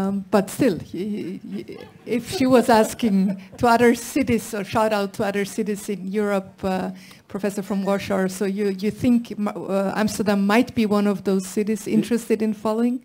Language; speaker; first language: English; non-native, fluent; German